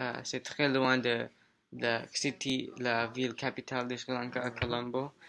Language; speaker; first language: French; non-native, learner; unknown